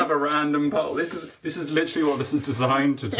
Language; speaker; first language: English; native; English